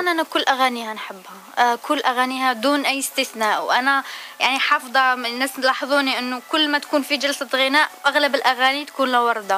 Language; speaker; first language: Arabic; native; Arabic